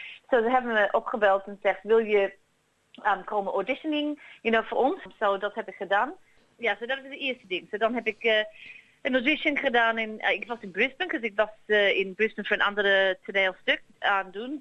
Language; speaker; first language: Dutch; early bilingual, heritage; Dutch